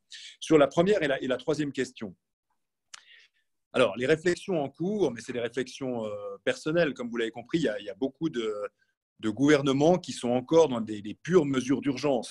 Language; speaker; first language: French; native; French